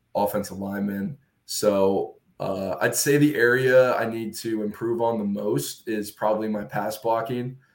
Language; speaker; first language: English; native; English